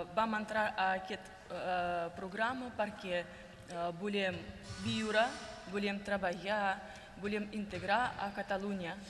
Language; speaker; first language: Catalan; non-native, learner; Russian